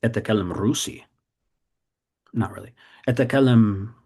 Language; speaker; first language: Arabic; non-native, fluent; English